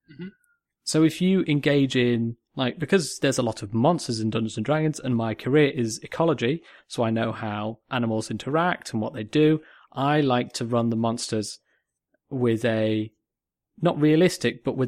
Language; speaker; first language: English; native; English